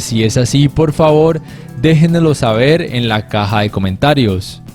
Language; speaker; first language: Spanish; native; Spanish